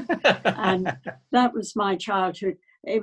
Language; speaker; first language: English; native; English